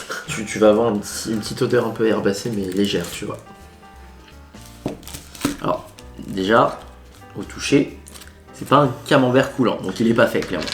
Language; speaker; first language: French; native; French